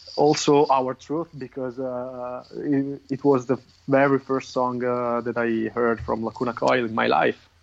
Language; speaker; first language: English; non-native, fluent; Italian